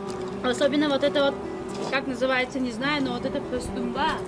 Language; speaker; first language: Russian; non-native, local second language; Tajik